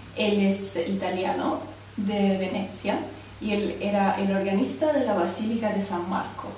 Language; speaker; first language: Spanish; non-native, fluent; Italian